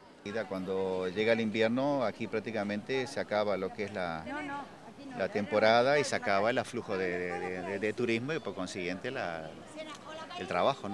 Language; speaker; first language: Spanish; native; Spanish